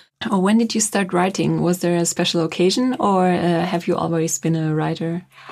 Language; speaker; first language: English; non-native, fluent; German